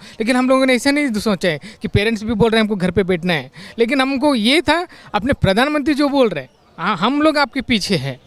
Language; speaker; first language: Hindi; non-native, local second language; Kannada